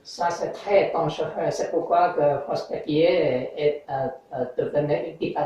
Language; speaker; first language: French; non-native, fluent; English